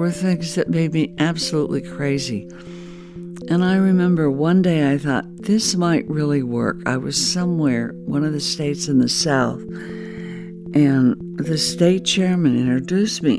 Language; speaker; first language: English; native; English